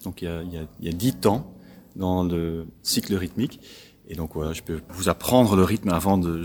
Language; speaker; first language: French; non-native, local second language; Dutch